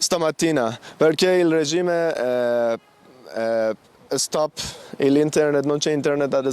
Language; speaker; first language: Italian; non-native, learner; Persian